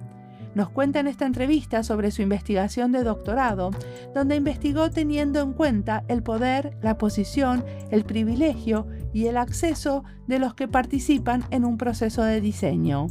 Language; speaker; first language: Spanish; native; Spanish